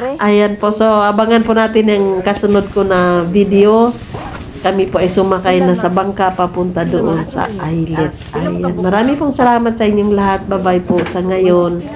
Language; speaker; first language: Filipino; non-native, local second language; Cebuano